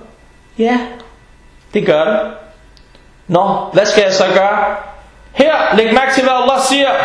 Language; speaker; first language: Danish; early bilingual, other home language; Arabic